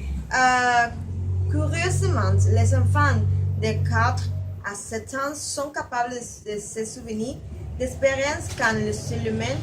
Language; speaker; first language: French; non-native, learner; Spanish